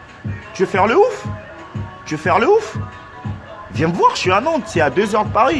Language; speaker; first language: French; non-native, local second language; Lingala